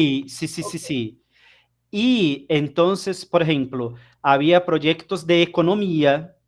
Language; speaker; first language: Spanish; non-native, fluent; Portuguese